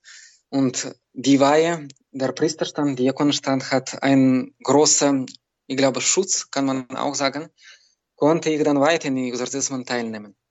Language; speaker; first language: German; non-native, learner; Belarusian